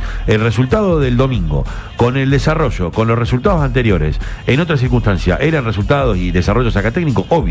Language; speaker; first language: Spanish; native; Spanish